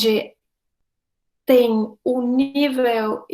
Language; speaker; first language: Portuguese; non-native, fluent; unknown